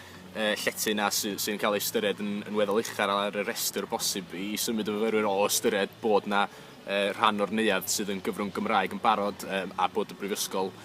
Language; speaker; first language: Welsh; native; Welsh